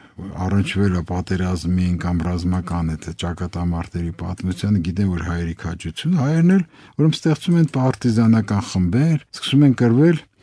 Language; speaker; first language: Armenian; native; Armenian